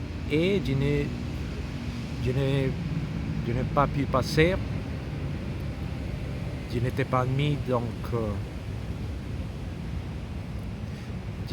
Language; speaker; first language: French; non-native, learner; Spanish